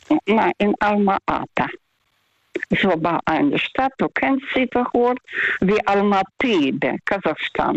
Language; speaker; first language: German; early bilingual, heritage; Russian